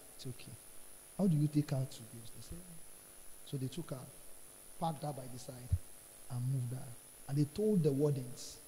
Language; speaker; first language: English; non-native, local second language; Yoruba